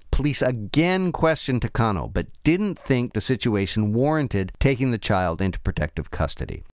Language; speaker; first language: English; native; English